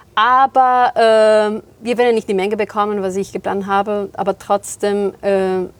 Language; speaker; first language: German; non-native, fluent; Spanish